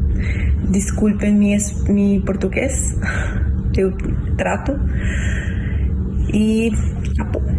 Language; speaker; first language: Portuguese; non-native, learner; Spanish